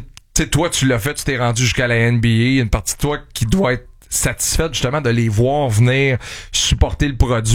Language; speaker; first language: French; native; French